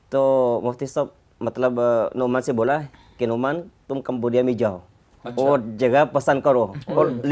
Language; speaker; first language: Hindi; non-native, fluent; Khmer